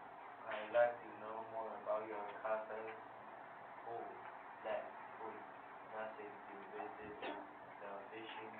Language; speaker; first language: English; non-native, learner; Chinese